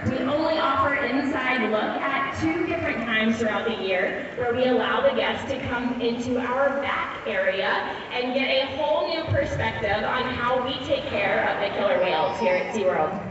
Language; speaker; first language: English; native; English